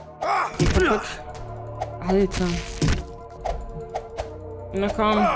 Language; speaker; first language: German; native; German